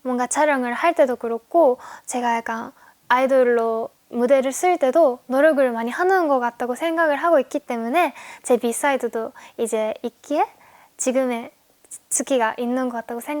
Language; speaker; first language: Korean; non-native, fluent; Japanese